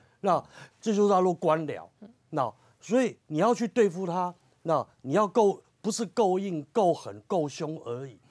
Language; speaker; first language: Chinese; native; Chinese